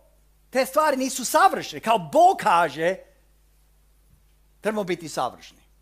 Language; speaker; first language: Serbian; early bilingual, heritage; Serbian